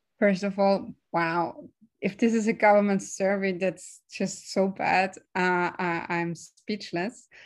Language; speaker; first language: English; non-native, fluent; German